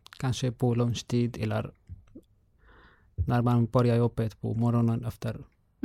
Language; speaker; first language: Swedish; non-native, learner; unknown